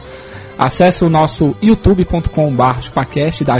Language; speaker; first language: Portuguese; native; Portuguese